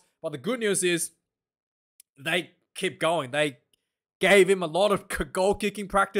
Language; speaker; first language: English; non-native, local second language; Afrikaans